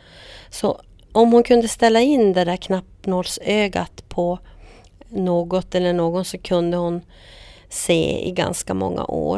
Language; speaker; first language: Swedish; native; Swedish